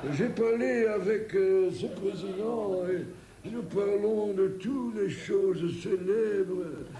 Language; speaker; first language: French; non-native, learner; Dutch